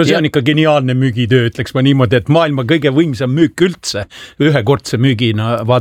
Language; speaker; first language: Estonian; native; Estonian